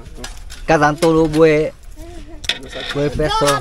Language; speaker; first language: Portuguese; non-native, learner; Vietnamese